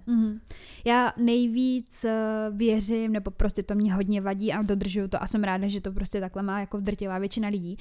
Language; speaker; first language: Czech; native; Czech